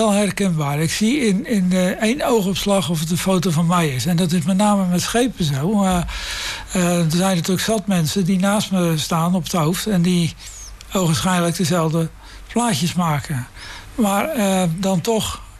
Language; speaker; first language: Dutch; native; Dutch